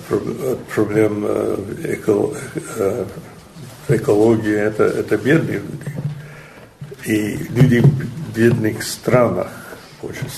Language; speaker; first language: Russian; non-native, learner; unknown